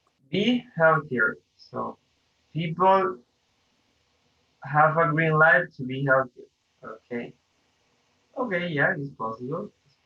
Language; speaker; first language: English; non-native, fluent; Spanish